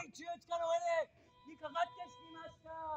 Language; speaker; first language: Japanese; early bilingual, heritage; English